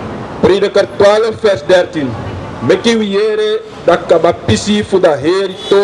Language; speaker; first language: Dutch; non-native, local second language; Sranan Tongo